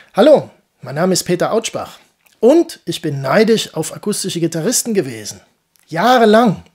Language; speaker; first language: German; native; German